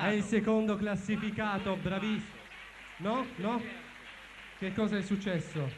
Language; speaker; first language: Italian; native; Italian